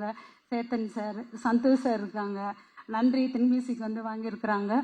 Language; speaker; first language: Tamil; native; Tamil